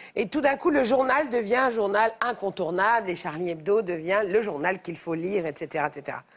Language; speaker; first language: French; native; French